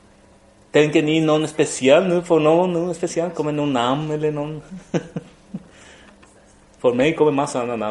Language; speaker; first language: Swedish; non-native, fluent; Spanish